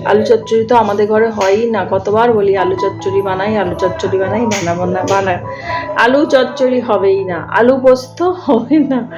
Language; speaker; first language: Bangla; native; Bangla